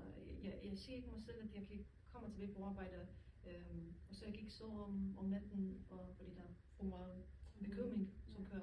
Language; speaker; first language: Danish; non-native, learner; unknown